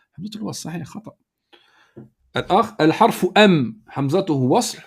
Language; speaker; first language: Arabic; non-native, fluent; French